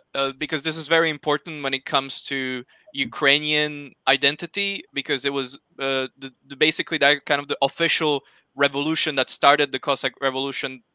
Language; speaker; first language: English; non-native, fluent; Slovak